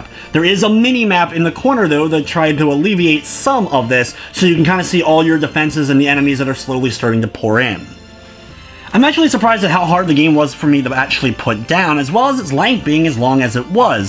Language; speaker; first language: English; native; English